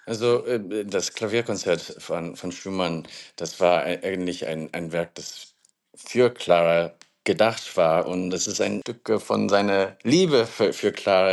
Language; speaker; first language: German; non-native, fluent; English